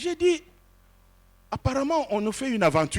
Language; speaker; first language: French; non-native, local second language; Lingala